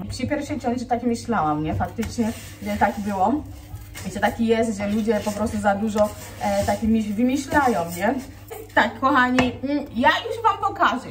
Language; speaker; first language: Polish; non-native, fluent; Swahili